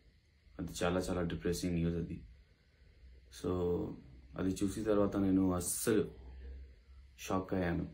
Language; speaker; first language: Telugu; non-native, learner; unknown